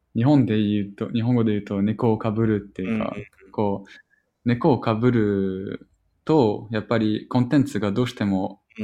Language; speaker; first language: Japanese; non-native, fluent; French